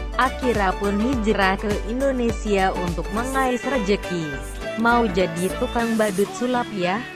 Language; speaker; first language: Indonesian; native; Indonesian